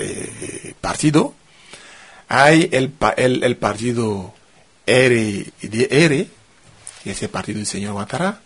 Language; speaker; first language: Spanish; non-native, fluent; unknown